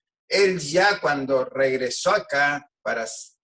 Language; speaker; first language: Spanish; native; Spanish